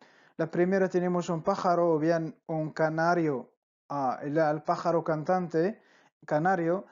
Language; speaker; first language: Spanish; non-native, fluent; Arabic